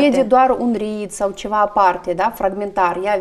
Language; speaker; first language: Romanian; non-native, learner; Russian